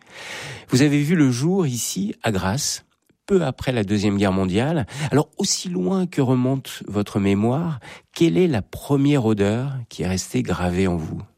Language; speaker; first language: French; native; French